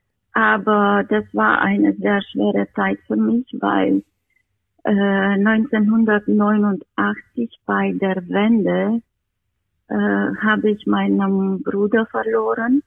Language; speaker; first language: German; non-native, fluent; Romanian